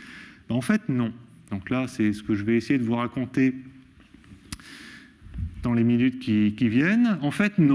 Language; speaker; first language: French; native; French